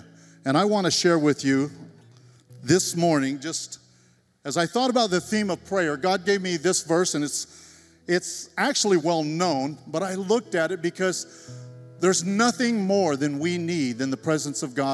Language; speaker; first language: English; native; English